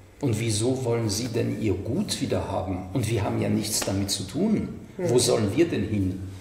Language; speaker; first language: German; non-native, fluent; French